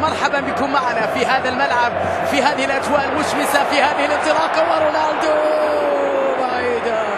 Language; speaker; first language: Arabic; native; Arabic